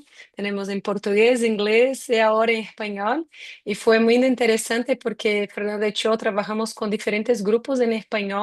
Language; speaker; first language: Spanish; non-native, fluent; Portuguese